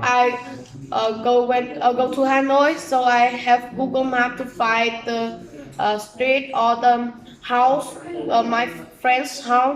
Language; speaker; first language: English; non-native, learner; Vietnamese